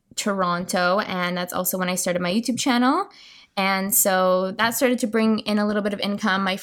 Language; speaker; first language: English; native; English